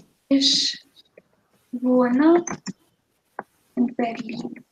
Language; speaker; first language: German; non-native, fluent; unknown